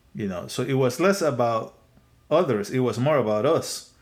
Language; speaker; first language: English; non-native, fluent; Spanish